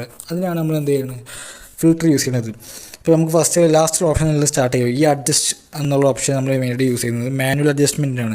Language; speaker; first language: Malayalam; native; Malayalam